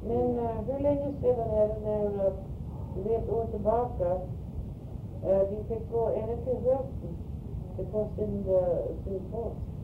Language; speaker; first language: Swedish; early bilingual, heritage; Swedish